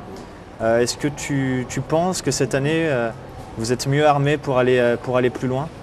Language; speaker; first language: French; native; French